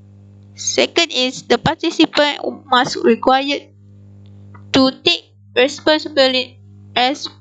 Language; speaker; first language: English; non-native, local second language; Malay